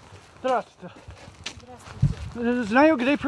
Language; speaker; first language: Russian; non-native, learner; English